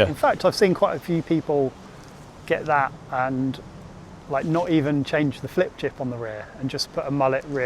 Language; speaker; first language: English; native; English